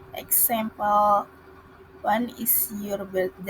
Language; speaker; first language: English; non-native, learner; Indonesian